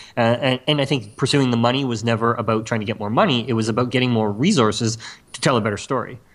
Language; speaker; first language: English; native; English